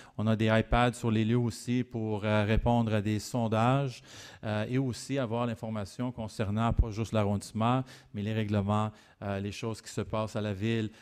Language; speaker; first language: French; native; French